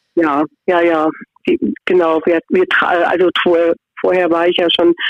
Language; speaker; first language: German; native; German